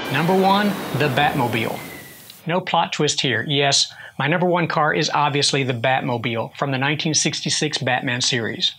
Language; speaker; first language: English; native; English